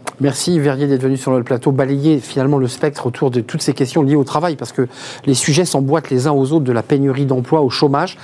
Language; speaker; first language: French; native; French